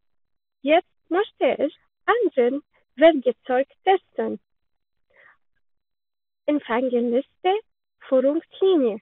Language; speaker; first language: German; non-native, learner; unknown